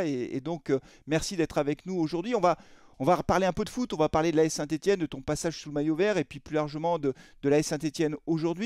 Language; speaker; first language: French; native; French